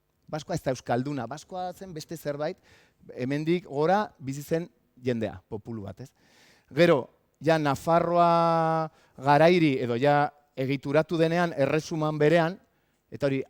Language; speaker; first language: Basque; native; Basque